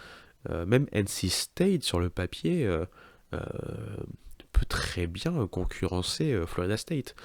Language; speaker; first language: French; native; French